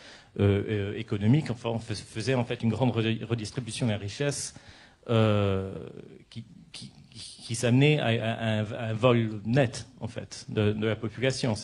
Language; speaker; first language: French; non-native, local second language; Arabic